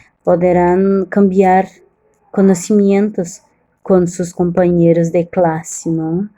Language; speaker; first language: Spanish; non-native, learner; Portuguese